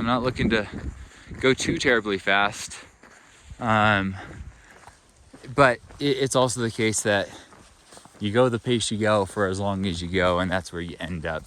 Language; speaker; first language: English; native; English